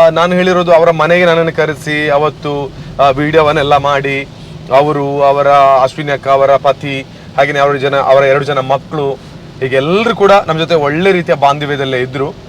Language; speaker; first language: Kannada; native; Kannada